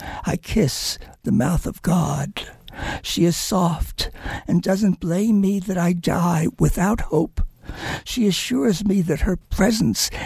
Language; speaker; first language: English; early bilingual, other home language; Spanish